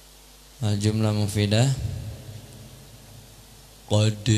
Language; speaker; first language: Arabic; non-native, fluent; Indonesian